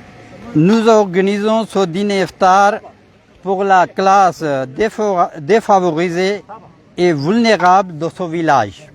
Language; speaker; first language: French; non-native, fluent; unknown